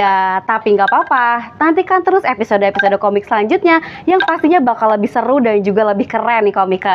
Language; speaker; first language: Indonesian; native; Indonesian